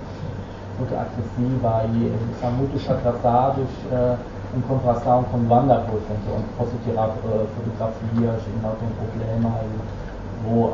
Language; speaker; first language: Portuguese; non-native, fluent; Dutch